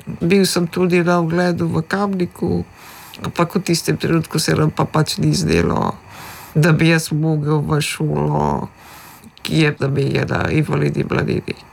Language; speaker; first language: Slovenian; early bilingual, other home language; Macedonian